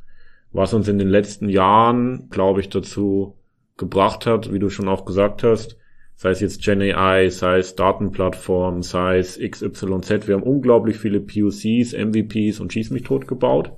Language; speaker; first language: German; native; German